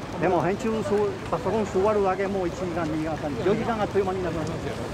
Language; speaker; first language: Japanese; non-native, learner; Spanish